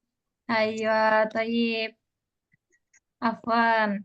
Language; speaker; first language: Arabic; non-native, fluent; Indonesian